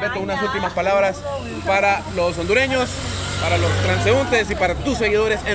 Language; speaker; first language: Spanish; native; Spanish